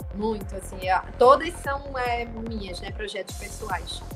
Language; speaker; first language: Portuguese; native; Portuguese